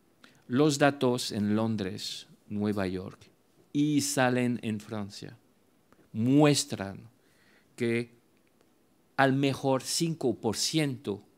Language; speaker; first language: Spanish; non-native, fluent; French